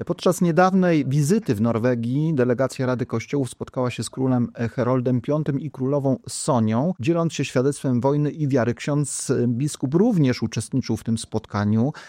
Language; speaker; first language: Polish; native; Polish